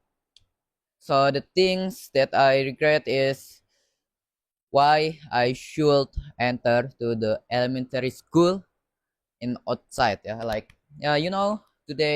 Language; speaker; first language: English; non-native, learner; Indonesian